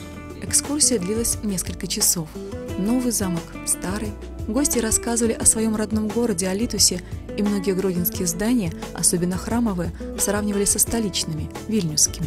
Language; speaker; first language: Russian; native; Russian